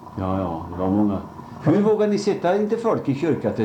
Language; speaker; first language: Swedish; native; Swedish